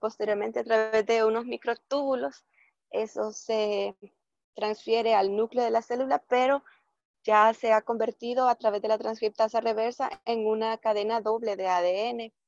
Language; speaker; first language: Spanish; native; Spanish